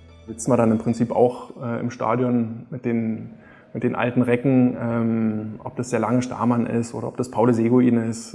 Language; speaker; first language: German; native; German